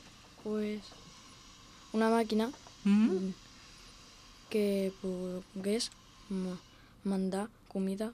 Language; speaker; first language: Catalan; non-native, local second language; Spanish